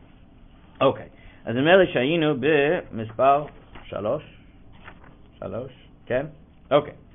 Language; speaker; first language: Hebrew; non-native, fluent; English